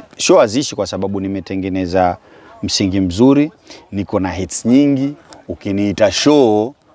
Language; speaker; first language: Swahili; native; Swahili